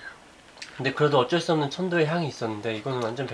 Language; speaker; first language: Korean; native; Korean